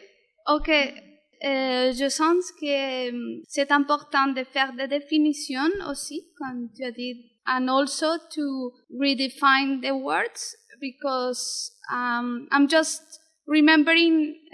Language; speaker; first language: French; non-native, learner; Spanish